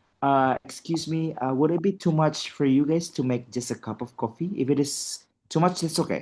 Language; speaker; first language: English; non-native, fluent; Indonesian